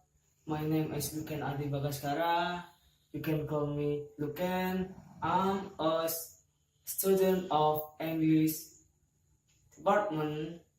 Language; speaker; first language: English; non-native, learner; Indonesian